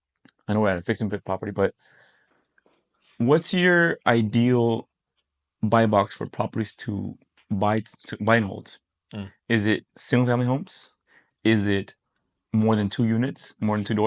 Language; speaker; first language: English; native; English